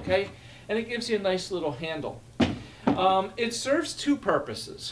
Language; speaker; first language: English; native; English